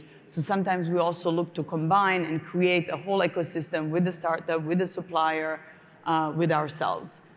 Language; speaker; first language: English; non-native, fluent; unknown